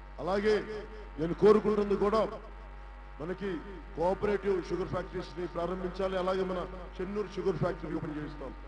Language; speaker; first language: Telugu; native; Telugu